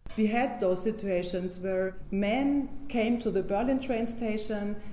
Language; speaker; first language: English; non-native, fluent; German